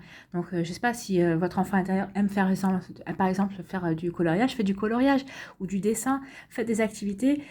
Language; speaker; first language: French; native; French